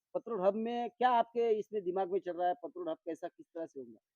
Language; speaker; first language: Hindi; non-native, local second language; Marathi